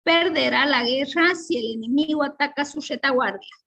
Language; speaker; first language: Spanish; native; Spanish